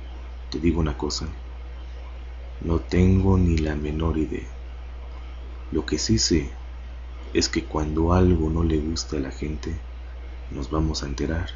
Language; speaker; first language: Spanish; native; Spanish